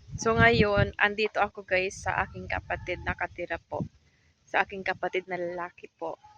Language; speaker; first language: Filipino; non-native, local second language; Bikol